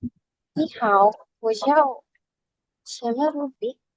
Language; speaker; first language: Chinese; non-native, learner; Indonesian